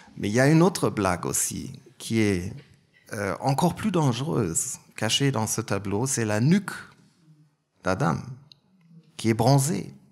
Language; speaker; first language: French; non-native, fluent; German